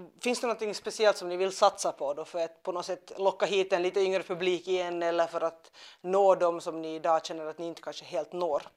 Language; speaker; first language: Swedish; native; Swedish